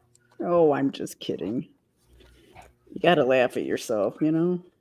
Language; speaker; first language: English; native; English